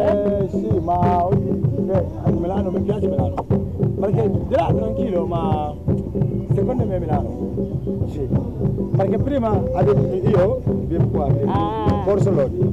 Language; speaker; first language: Italian; non-native, learner; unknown